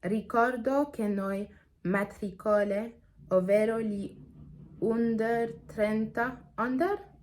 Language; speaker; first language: Italian; non-native, learner; English